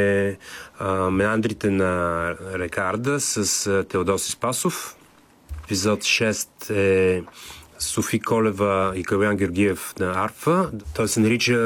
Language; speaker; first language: Bulgarian; native; Bulgarian